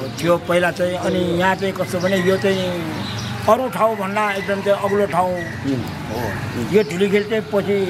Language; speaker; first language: Nepali; non-native, local second language; Newari